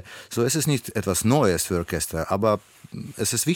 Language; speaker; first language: German; non-native, learner; Russian